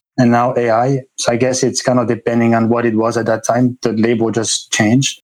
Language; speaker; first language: English; non-native, fluent; French